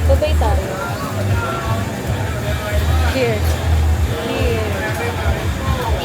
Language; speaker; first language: Filipino; native; Filipino